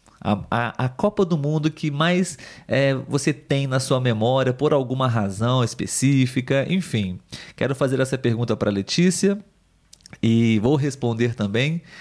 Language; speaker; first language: Portuguese; native; Portuguese